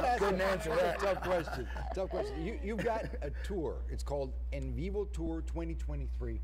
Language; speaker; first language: English; early bilingual, other home language; Spanish